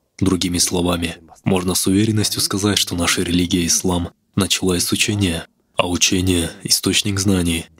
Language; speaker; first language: Russian; non-native, local second language; Kazakh